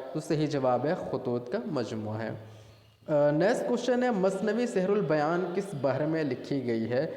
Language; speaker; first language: Urdu; native; Urdu